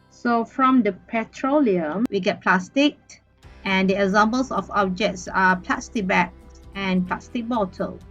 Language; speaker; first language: English; non-native, local second language; Malay